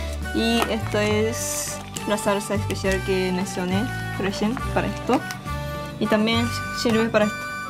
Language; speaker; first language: Spanish; non-native, fluent; Japanese